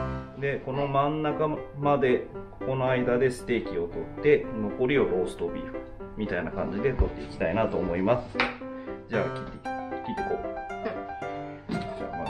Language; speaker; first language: Japanese; native; Japanese